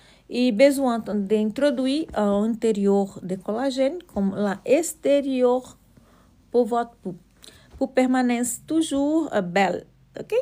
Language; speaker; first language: French; non-native, learner; Portuguese